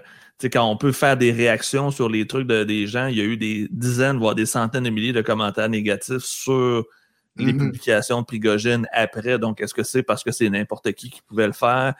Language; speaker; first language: French; native; French